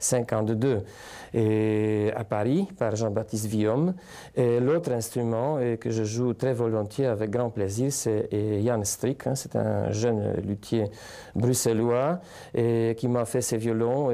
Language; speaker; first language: French; non-native, fluent; Polish